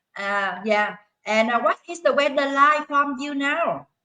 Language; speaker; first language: English; non-native, learner; Vietnamese